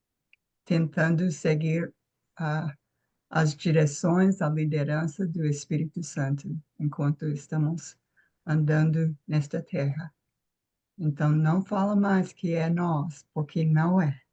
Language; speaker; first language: Portuguese; non-native, fluent; English